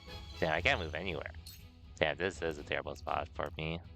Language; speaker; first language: English; native; English